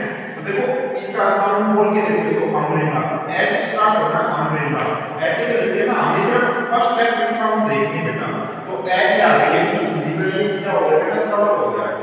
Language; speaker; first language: Hindi; native; Hindi